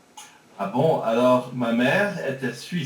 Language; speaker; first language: French; early bilingual, heritage; French